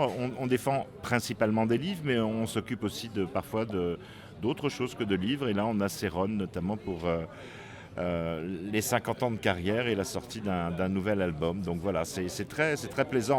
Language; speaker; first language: French; native; French